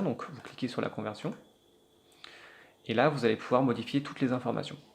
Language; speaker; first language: French; native; French